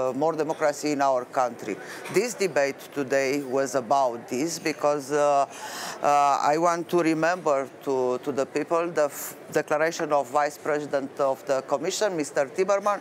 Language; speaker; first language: English; non-native, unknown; Romanian